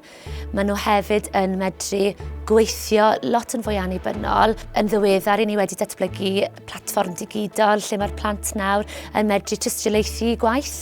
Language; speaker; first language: Welsh; native; Welsh